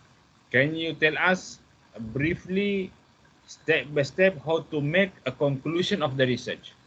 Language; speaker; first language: English; non-native, fluent; Malay